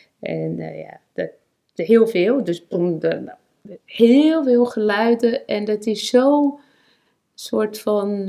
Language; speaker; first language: Dutch; non-native, fluent; Portuguese